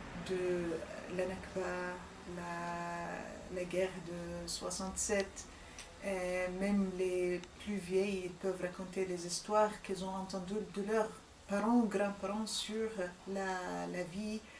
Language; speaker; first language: French; non-native, fluent; Arabic